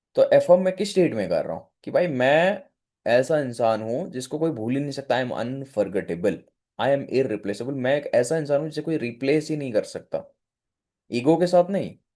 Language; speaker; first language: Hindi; non-native, local second language; Odia